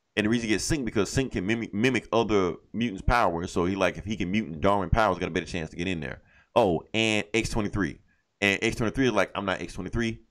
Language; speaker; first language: English; native; English